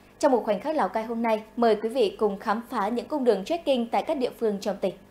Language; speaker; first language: Vietnamese; native; Vietnamese